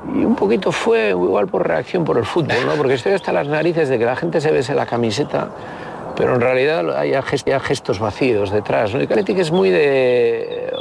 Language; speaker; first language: Spanish; native; Spanish